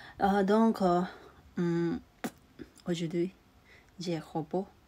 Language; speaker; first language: French; non-native, learner; Tibetan